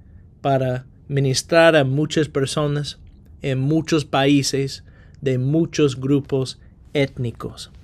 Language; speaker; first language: Spanish; non-native, fluent; English